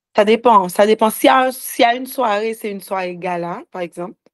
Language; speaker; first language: French; native; French